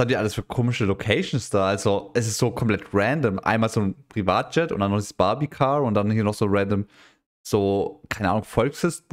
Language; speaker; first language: German; native; German